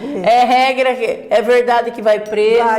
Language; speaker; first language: Portuguese; native; Portuguese